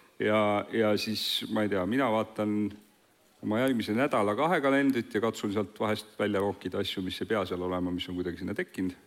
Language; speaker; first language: Estonian; native; Estonian